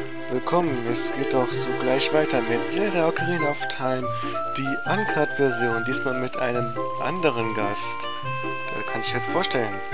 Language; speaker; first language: German; native; German